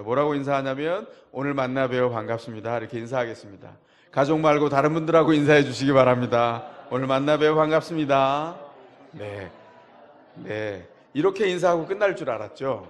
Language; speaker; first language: Korean; native; Korean